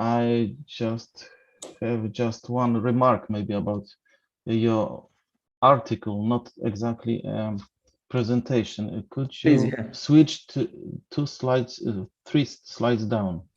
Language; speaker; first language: English; non-native, fluent; Polish